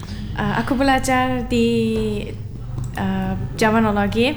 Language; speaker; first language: Indonesian; non-native, learner; Turkmen